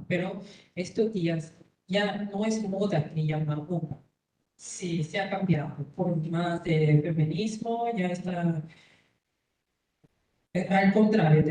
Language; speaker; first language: Spanish; non-native, learner; Korean